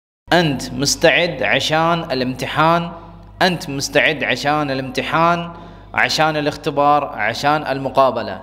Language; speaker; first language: Arabic; non-native, fluent; Urdu